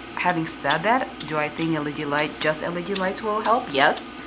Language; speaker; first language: English; non-native, fluent; Russian